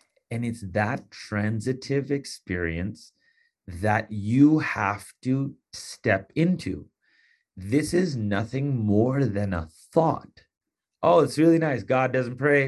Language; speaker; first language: English; native; English